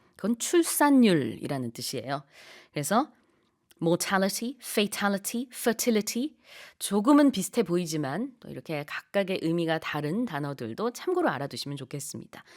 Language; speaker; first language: Korean; native; Korean